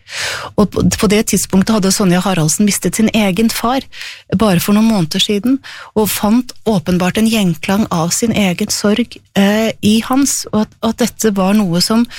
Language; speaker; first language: Norwegian; native; Norwegian